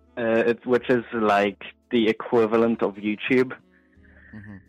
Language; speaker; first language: English; non-native, fluent; Polish